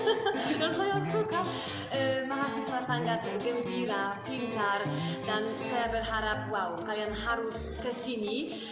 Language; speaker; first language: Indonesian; non-native, learner; Polish